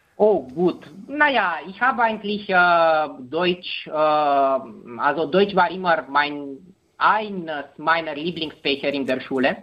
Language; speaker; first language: German; non-native, fluent; Romanian